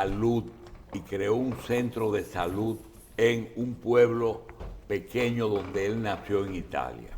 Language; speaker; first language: Spanish; native; Spanish